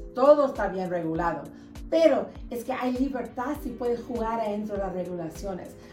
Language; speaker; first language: Spanish; early bilingual, heritage; Spanish